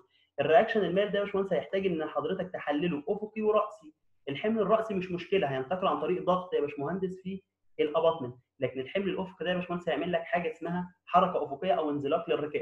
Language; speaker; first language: Arabic; native; Arabic